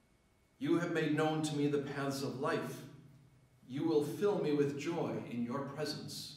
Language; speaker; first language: English; native; English